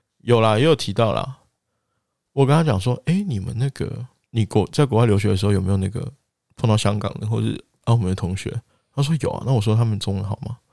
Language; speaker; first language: Chinese; non-native, local second language; Wu Chinese